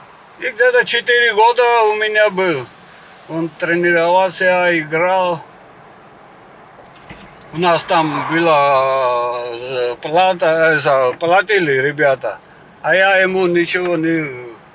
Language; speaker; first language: Russian; non-native, learner; Georgian